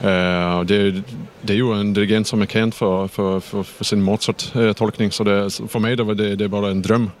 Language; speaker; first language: Danish; non-native, fluent; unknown